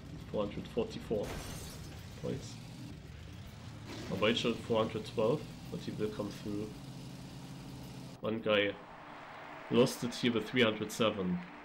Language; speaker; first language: English; non-native, fluent; German